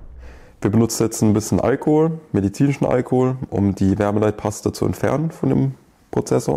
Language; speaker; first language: German; native; German